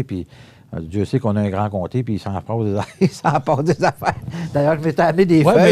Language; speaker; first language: French; native; French